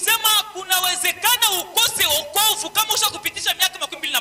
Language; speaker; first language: Swahili; native; Swahili